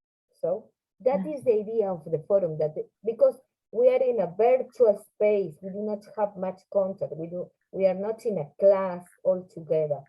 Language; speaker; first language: English; non-native, fluent; Spanish